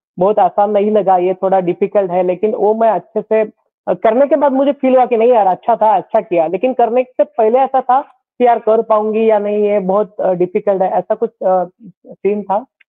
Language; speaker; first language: Hindi; non-native, local second language; Marathi